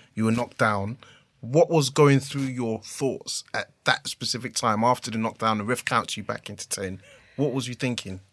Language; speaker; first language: English; early bilingual, other home language; Akan